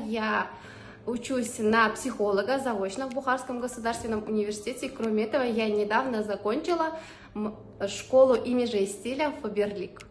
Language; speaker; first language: Russian; non-native, local second language; Uzbek